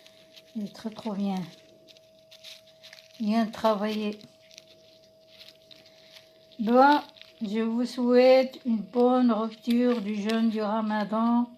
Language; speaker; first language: French; non-native, local second language; Arabic